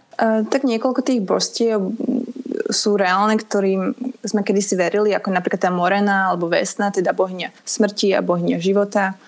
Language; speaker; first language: Slovak; native; Slovak